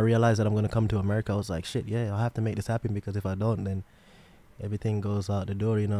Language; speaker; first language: English; non-native, local second language; Jamaican Creole English